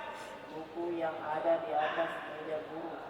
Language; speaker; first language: Indonesian; native; Indonesian